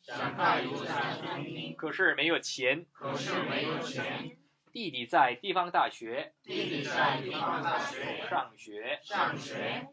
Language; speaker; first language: Chinese; non-native, fluent; Korean